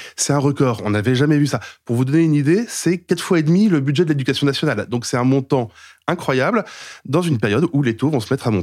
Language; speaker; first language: French; native; French